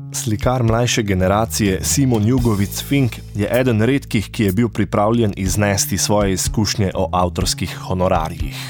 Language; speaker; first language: Slovenian; native; Slovenian